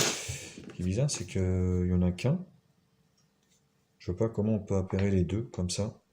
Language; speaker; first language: French; native; French